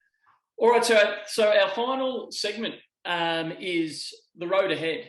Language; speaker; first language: English; native; English